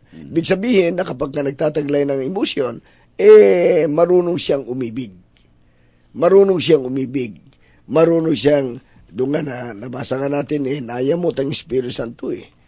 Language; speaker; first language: Filipino; non-native, local second language; Iloko